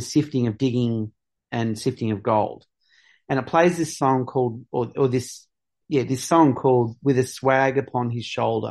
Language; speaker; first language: English; native; English